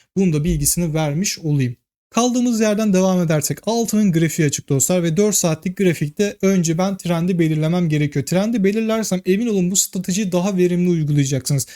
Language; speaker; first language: Turkish; native; Turkish